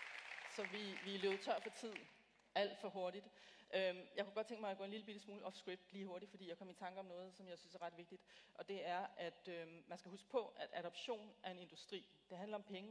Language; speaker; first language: Danish; native; Danish